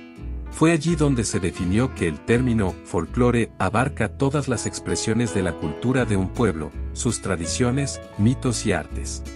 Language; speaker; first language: Spanish; native; Spanish